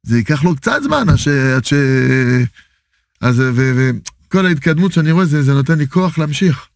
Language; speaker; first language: Hebrew; non-native, fluent; French